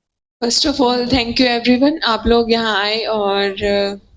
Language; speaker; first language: Hindi; native; Hindi